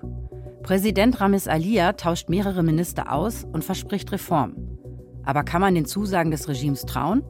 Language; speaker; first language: German; native; German